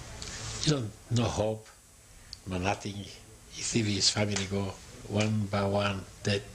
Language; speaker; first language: English; non-native, learner; Yiddish